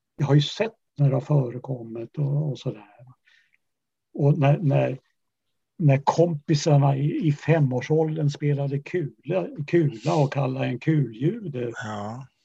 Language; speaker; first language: Swedish; early bilingual, other home language; Yiddish